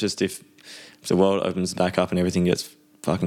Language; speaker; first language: English; native; English